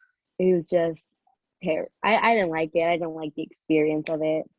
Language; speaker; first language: English; early bilingual, other home language; Spanish